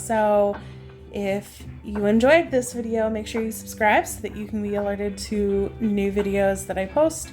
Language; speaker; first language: English; native; English